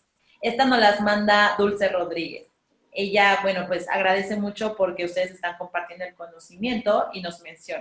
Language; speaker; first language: Spanish; native; Spanish